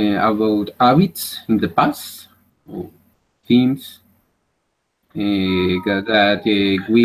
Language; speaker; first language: English; non-native, learner; Spanish